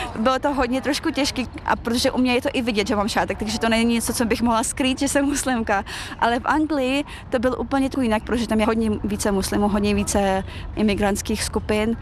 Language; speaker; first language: Czech; early bilingual, other home language; Chechen